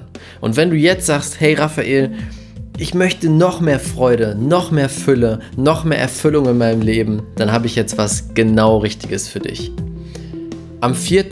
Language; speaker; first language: German; native; German